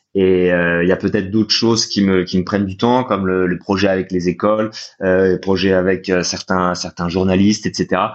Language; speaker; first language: French; native; French